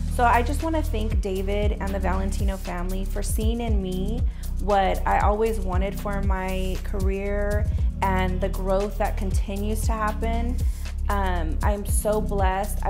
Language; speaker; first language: English; native; English